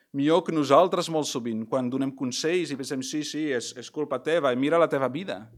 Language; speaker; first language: Catalan; non-native, local second language; Spanish